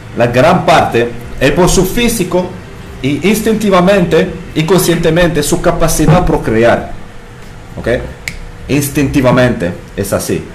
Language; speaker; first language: Spanish; non-native, fluent; French